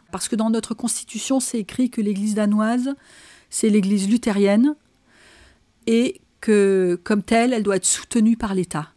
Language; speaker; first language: French; non-native, fluent; Danish